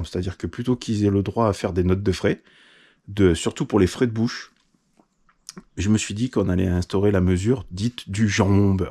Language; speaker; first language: French; native; French